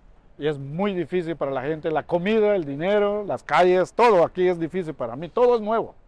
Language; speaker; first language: Spanish; non-native, local second language; Yucateco